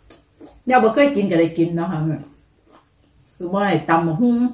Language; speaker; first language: German; non-native, learner; Thai